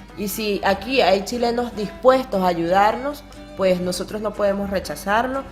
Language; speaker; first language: Spanish; native; Spanish